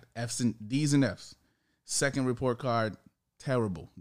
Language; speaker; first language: English; early bilingual, other home language; Haitian Creole